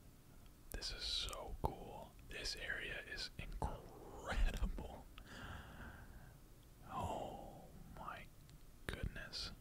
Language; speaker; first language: English; native; English